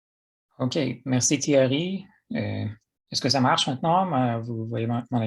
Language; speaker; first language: French; non-native, fluent; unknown